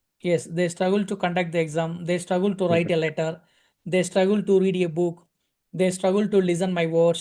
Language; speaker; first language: English; non-native, local second language; Telugu